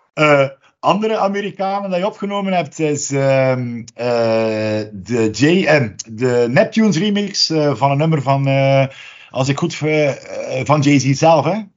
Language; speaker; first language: Dutch; native; Dutch